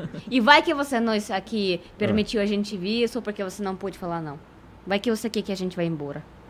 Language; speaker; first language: Portuguese; non-native, fluent; Russian